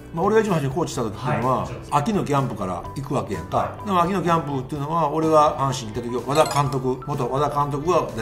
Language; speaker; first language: Japanese; native; Japanese